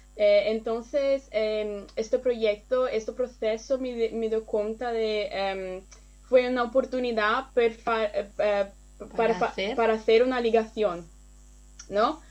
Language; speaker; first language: Spanish; non-native, learner; Portuguese